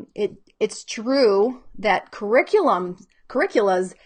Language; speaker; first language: English; native; English